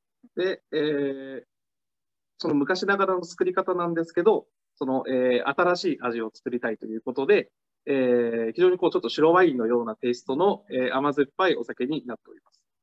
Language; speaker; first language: Japanese; native; Japanese